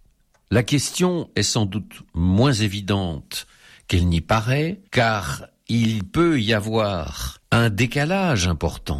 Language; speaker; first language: French; native; French